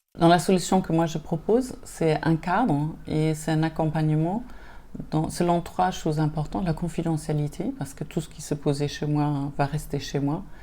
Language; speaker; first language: French; non-native, fluent; German